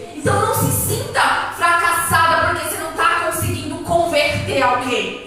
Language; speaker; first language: Portuguese; native; Portuguese